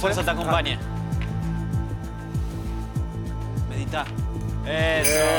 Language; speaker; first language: Spanish; native; Spanish